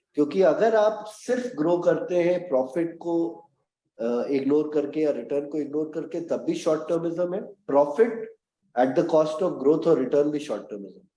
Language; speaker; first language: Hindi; native; Hindi